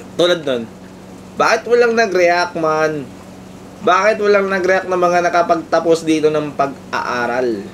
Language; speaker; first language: Filipino; non-native, local second language; Cebuano